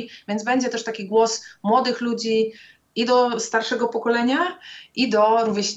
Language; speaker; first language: Polish; native; Polish